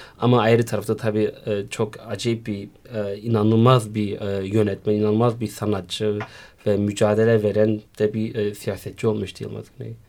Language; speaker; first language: Turkish; early bilingual, heritage; Turkish